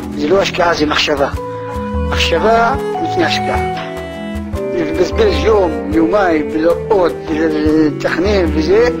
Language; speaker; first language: Hebrew; non-native, local second language; Arabic